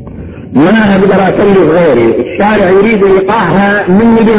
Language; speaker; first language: Arabic; native; Arabic